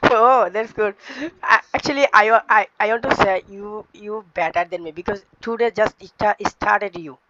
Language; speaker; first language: English; non-native, learner; Bangla